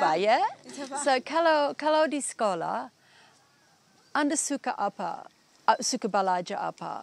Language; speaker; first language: Indonesian; non-native, learner; English